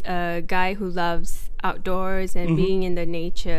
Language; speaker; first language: English; non-native, local second language; Malay